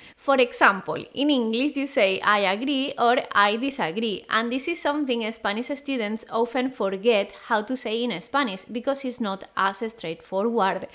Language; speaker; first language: English; non-native, fluent; Spanish